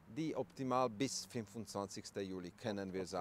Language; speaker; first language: German; non-native, learner; Czech